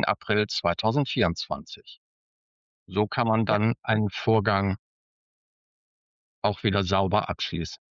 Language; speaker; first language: German; native; German